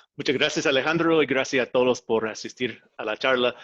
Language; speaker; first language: Spanish; non-native, fluent; English